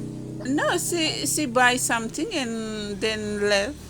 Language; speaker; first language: English; non-native, learner; Indonesian